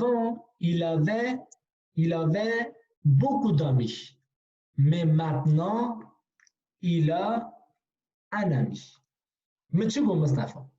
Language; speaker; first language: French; non-native, fluent; Kurdish